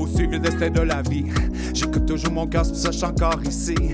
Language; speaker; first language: French; native; French